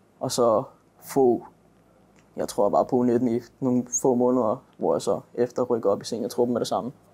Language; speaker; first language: Danish; native; Danish